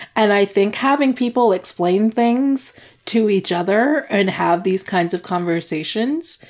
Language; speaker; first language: English; native; English